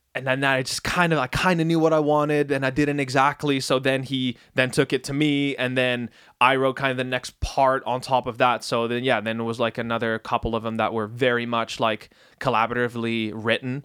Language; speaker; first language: English; early bilingual, other home language; Dutch